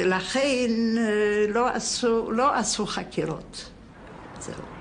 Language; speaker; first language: Hebrew; non-native, fluent; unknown